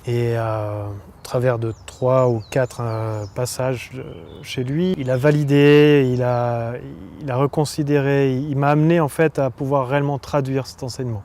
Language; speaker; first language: French; native; French